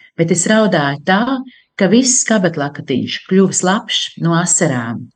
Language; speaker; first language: Latvian; native; Latvian